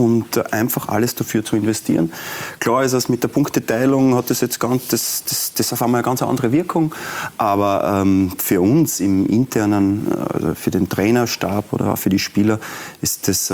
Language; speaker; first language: German; native; German